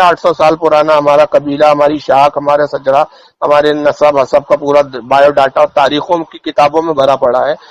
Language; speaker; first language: Urdu; native; Urdu